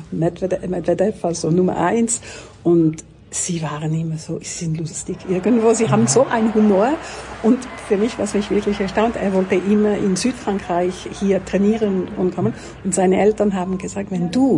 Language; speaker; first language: German; non-native, local second language; French